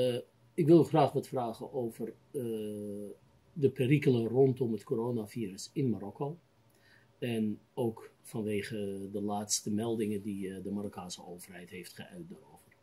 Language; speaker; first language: Dutch; native; Dutch